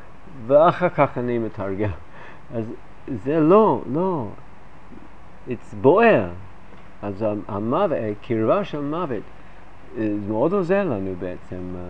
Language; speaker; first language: Hebrew; non-native, fluent; English